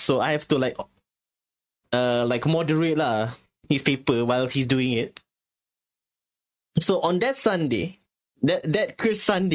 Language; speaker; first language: English; non-native, local second language; Malay